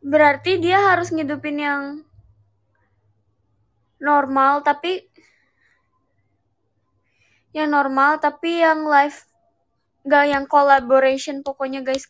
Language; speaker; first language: Indonesian; native; Indonesian